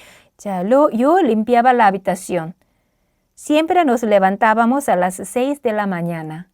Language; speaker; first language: Spanish; non-native, fluent; Korean